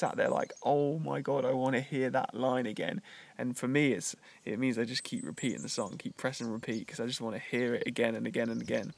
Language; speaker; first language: English; native; English